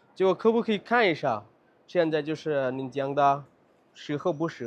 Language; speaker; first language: Chinese; non-native, learner; Bangla